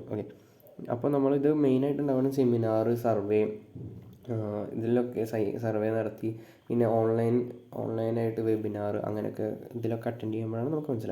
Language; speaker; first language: Malayalam; native; Malayalam